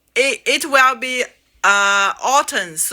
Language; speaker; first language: English; non-native, learner; Chinese